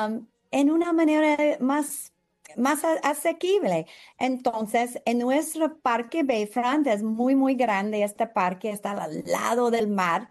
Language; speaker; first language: Spanish; non-native, fluent; English